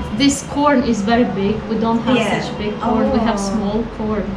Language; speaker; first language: English; non-native, fluent; Ukrainian